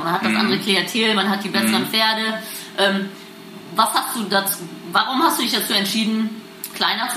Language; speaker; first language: German; native; German